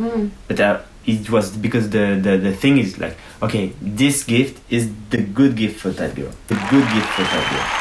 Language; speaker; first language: English; non-native, learner; French